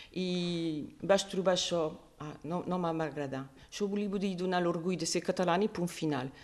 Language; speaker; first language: Catalan; non-native, local second language; French